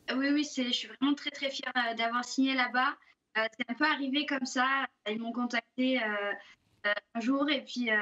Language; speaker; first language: French; native; French